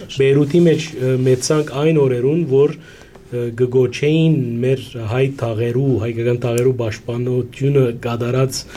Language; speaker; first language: Armenian; early bilingual, heritage; Armenian